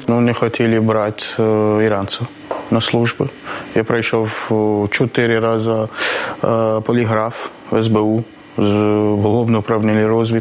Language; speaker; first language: Ukrainian; non-native, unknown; Persian